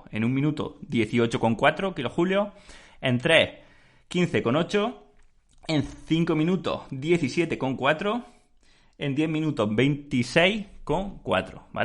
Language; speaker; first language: Spanish; native; Spanish